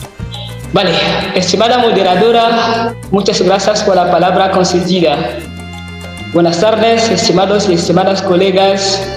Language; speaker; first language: Spanish; non-native, fluent; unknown